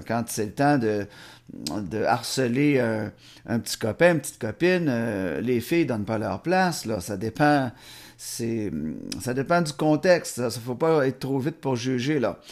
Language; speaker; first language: French; native; French